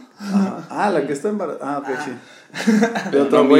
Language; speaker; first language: Spanish; native; Spanish